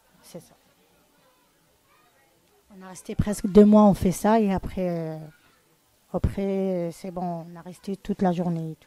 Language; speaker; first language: French; non-native, learner; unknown